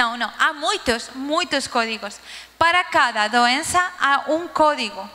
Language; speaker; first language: Portuguese; non-native, learner; Spanish